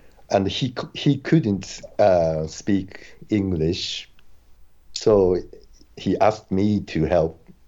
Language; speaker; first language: English; non-native, fluent; Japanese